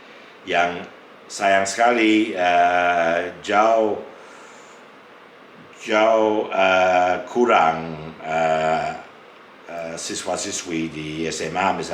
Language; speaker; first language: Indonesian; non-native, fluent; English